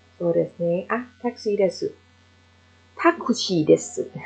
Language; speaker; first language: Japanese; non-native, learner; Thai